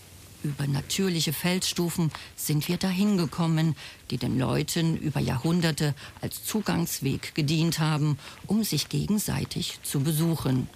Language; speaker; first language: German; native; German